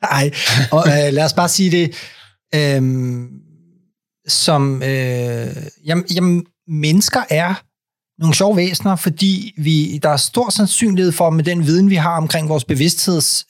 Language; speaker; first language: Danish; native; Danish